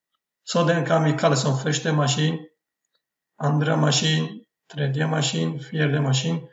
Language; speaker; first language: Norwegian; non-native, fluent; Turkish